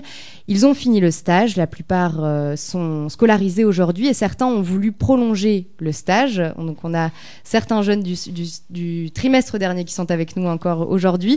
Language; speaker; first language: French; native; French